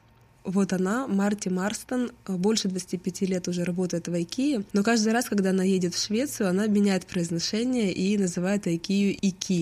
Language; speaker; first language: Russian; native; Russian